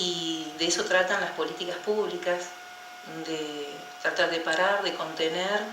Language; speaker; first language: Spanish; native; Spanish